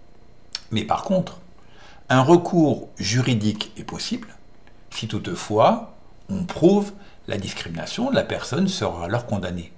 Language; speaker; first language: French; native; French